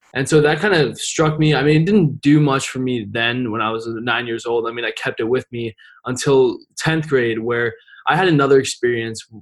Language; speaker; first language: English; native; English